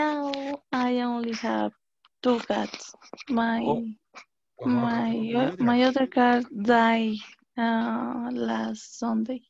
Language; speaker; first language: English; non-native, learner; Spanish